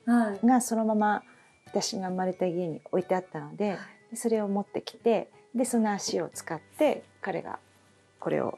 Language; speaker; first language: Japanese; native; Japanese